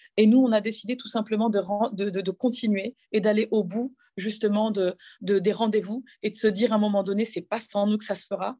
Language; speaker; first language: French; native; French